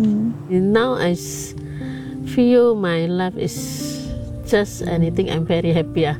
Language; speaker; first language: English; non-native, local second language; Indonesian